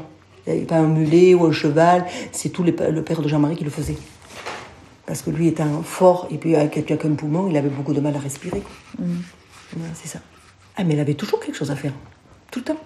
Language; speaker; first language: French; native; French